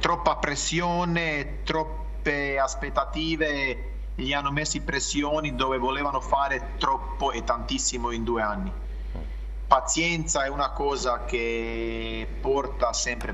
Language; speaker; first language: Italian; non-native, fluent; Croatian